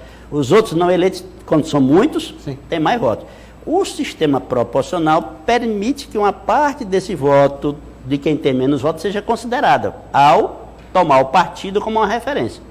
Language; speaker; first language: Portuguese; native; Portuguese